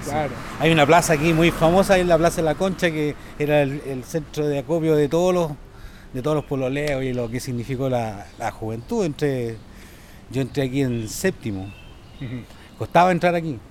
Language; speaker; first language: Spanish; native; Spanish